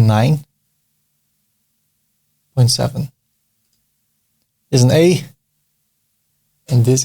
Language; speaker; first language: English; non-native, fluent; Dutch